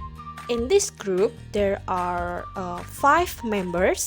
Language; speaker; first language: English; non-native, learner; Indonesian